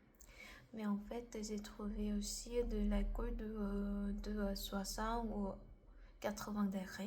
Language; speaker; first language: French; non-native, learner; Korean